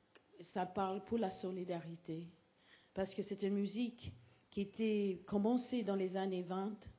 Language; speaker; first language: French; non-native, fluent; English